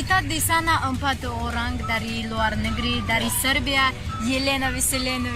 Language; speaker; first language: Indonesian; non-native, learner; Tajik